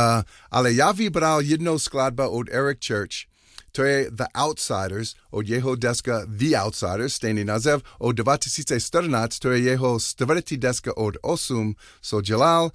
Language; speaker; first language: Czech; non-native, fluent; English